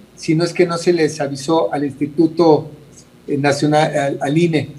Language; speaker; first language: Spanish; native; Spanish